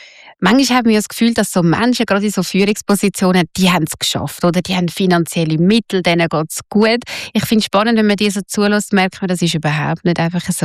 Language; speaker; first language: German; native; German